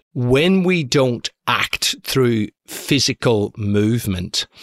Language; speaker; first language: English; native; English